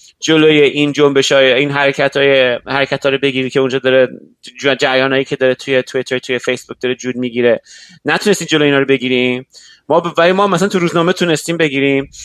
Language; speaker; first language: Persian; native; Persian